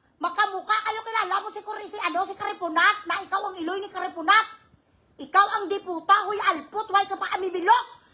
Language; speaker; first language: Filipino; non-native, local second language; Hiligaynon